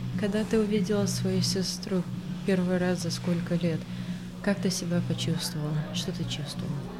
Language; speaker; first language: Russian; early bilingual, other home language; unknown